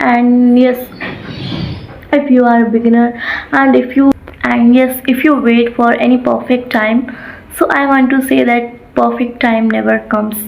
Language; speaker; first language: English; non-native, learner; Odia